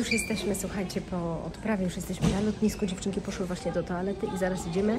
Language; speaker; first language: Polish; native; Polish